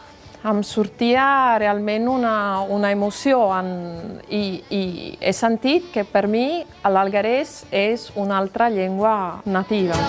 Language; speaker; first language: Catalan; non-native, local second language; German